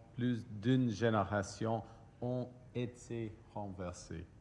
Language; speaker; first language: French; non-native, fluent; English